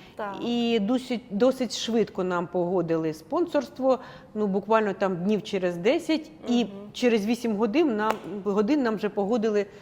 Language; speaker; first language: Ukrainian; non-native, local second language; Russian